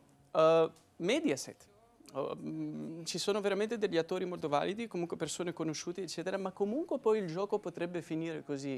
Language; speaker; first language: Italian; non-native, fluent; Arabic